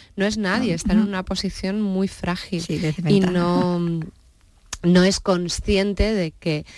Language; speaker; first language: Spanish; native; Spanish